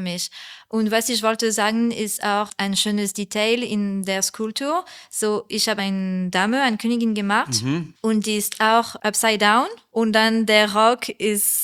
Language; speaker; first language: German; non-native, learner; French